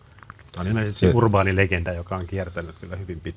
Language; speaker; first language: Finnish; native; Finnish